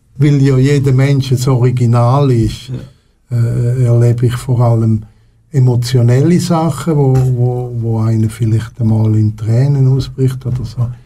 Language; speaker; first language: German; non-native, local second language; French